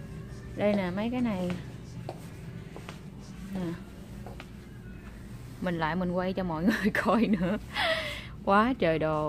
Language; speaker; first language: Vietnamese; native; Vietnamese